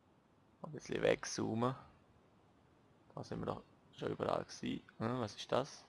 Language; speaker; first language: German; native; German